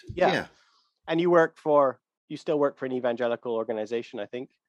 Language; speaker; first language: English; native; English